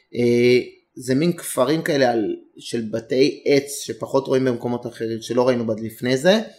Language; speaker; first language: Hebrew; native; Hebrew